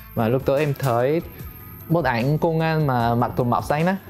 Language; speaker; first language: Vietnamese; non-native, fluent; Korean